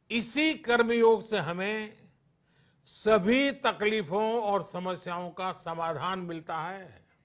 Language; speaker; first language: Hindi; non-native, local second language; Gujarati